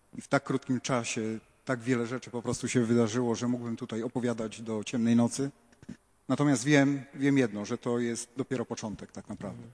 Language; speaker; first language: Polish; native; Polish